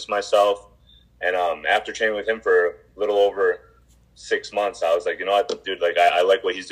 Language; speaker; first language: English; native; English